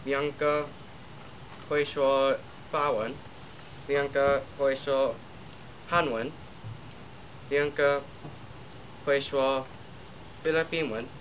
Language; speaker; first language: Chinese; non-native, learner; English